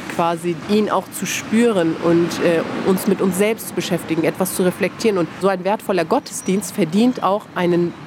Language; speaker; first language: German; native; German